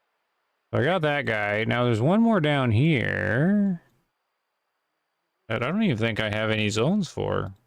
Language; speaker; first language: English; native; English